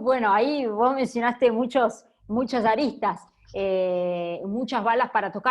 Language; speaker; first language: Spanish; native; Spanish